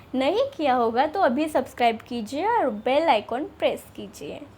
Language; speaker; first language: Hindi; non-native, local second language; Marathi